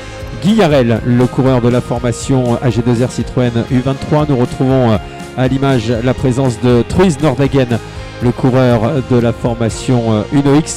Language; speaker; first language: French; native; French